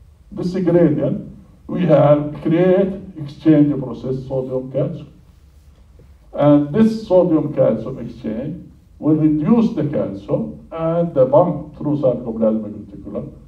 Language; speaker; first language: English; non-native, fluent; Arabic